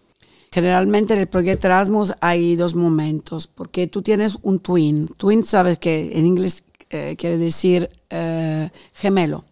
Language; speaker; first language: Spanish; non-native, fluent; Italian